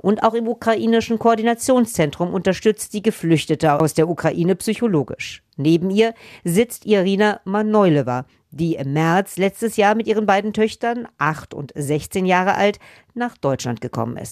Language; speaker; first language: German; native; German